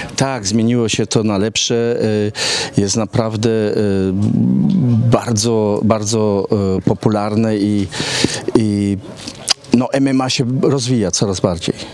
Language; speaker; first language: Polish; early bilingual, heritage; Polish